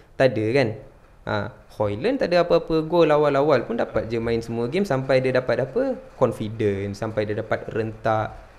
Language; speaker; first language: Malay; non-native, local second language; Tamil